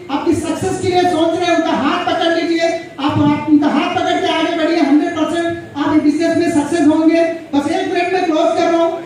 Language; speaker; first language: Hindi; non-native, local second language; Telugu